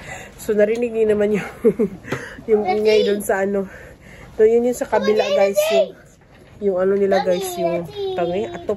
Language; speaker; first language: Filipino; non-native, local second language; Hiligaynon